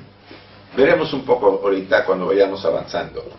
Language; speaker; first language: Spanish; native; Spanish